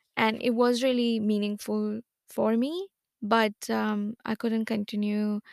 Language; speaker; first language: English; non-native, local second language; Hindi